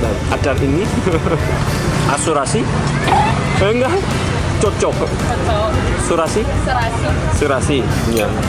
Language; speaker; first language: Indonesian; non-native, learner; Korean